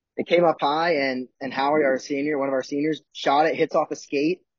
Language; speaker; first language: English; native; English